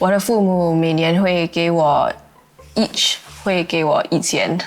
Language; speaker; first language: Chinese; non-native, local second language; English